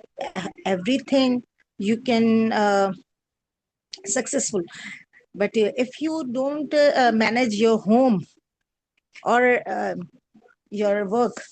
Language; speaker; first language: English; non-native, learner; Urdu